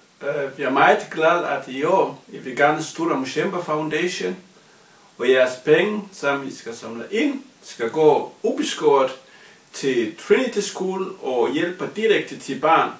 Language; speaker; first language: Danish; non-native, fluent; Swahili